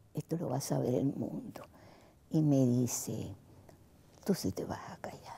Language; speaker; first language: Spanish; native; Spanish